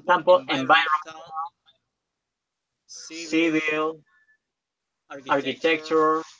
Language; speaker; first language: English; non-native, learner; Spanish